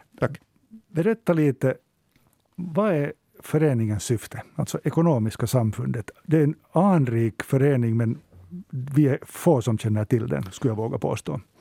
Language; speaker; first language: Swedish; native; Swedish